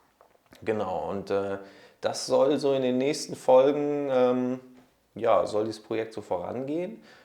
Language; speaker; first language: German; native; German